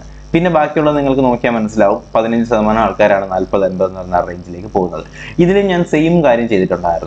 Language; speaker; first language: Malayalam; native; Malayalam